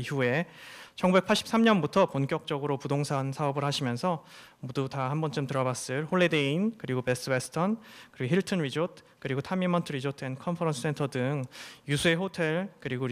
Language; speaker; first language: Korean; native; Korean